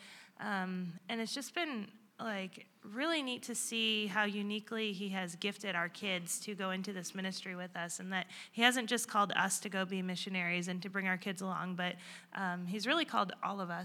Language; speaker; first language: English; native; English